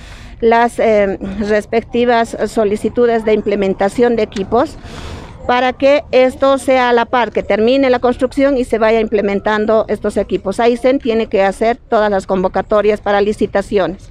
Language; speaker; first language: Spanish; native; Spanish